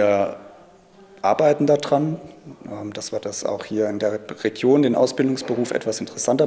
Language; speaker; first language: German; native; German